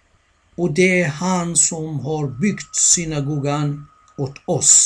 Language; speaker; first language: Swedish; non-native, fluent; Arabic